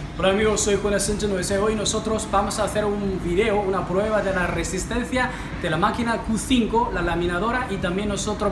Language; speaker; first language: Spanish; non-native, fluent; Chinese